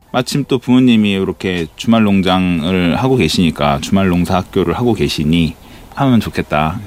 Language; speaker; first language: Korean; native; Korean